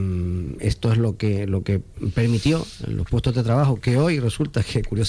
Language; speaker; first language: Spanish; native; Spanish